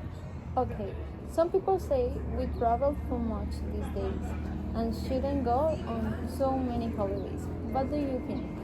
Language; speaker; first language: English; non-native, learner; Spanish